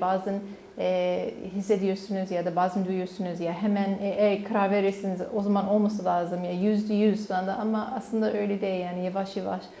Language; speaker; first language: Turkish; non-native, learner; English